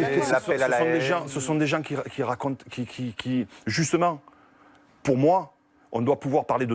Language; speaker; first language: French; native; French